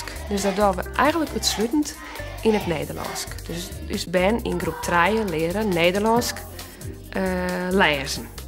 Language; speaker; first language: Dutch; non-native, local second language; Western Frisian